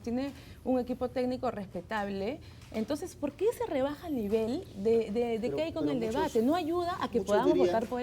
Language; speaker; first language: Spanish; native; Spanish